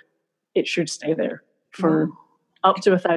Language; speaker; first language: English; native; English